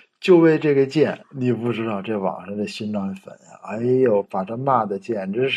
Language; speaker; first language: Chinese; native; Chinese